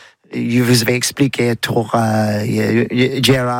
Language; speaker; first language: French; non-native, learner; English